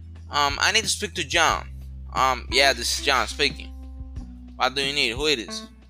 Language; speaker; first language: English; non-native, fluent; Spanish